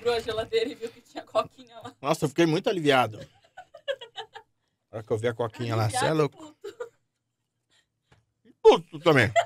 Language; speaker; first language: Portuguese; native; Portuguese